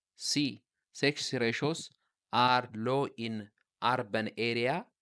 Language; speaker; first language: English; non-native, local second language; Amharic